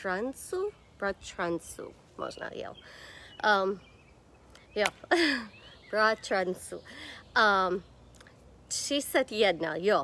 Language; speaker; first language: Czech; non-native, learner; English